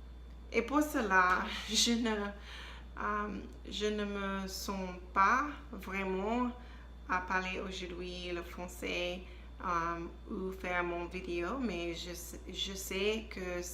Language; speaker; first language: French; non-native, learner; English